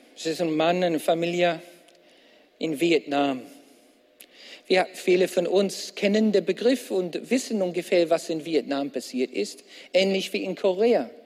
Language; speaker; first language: German; non-native, fluent; English